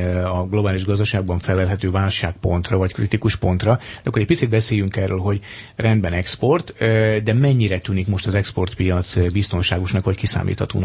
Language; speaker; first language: Hungarian; native; Hungarian